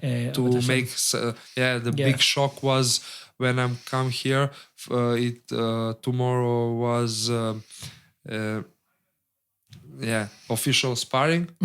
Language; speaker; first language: English; non-native, learner; Serbian